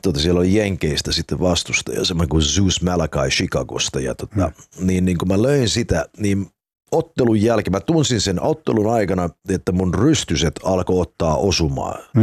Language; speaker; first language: Finnish; early bilingual, heritage; Finnish